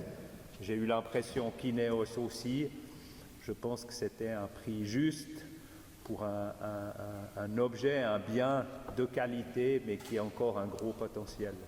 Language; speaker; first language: French; native; French